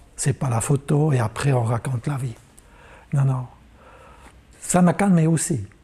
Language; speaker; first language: French; non-native, local second language; German